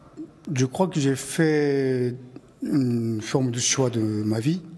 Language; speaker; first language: French; non-native, fluent; Japanese